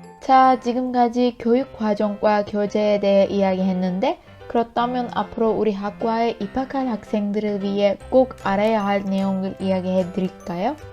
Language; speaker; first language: Korean; non-native, learner; Turkish